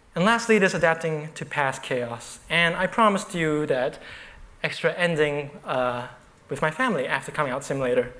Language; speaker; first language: English; native; English